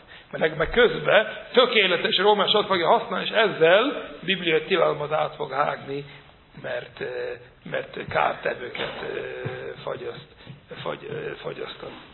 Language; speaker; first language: Hungarian; non-native, fluent; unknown